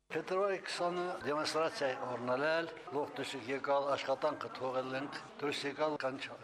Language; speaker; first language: Armenian; native; Armenian